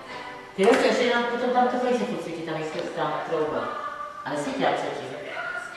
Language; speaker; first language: Czech; native; Czech